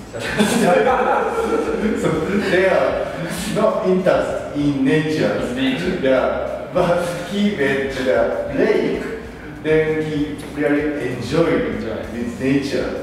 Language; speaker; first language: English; non-native, learner; Japanese